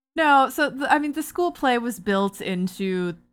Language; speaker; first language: English; native; English